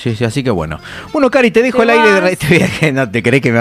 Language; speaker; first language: Spanish; native; Spanish